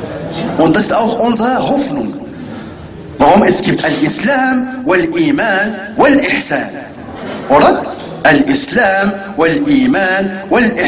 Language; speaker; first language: German; non-native, learner; Arabic